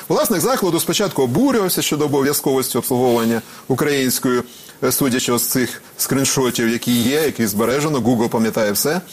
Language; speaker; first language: Ukrainian; native; Ukrainian